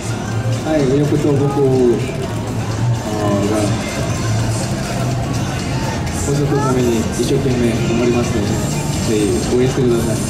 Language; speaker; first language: Japanese; non-native, learner; Korean